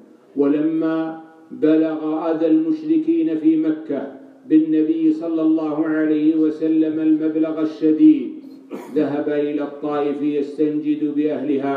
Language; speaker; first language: Arabic; native; Arabic